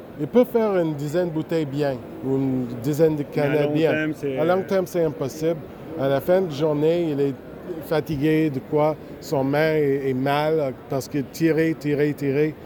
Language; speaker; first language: French; non-native, local second language; English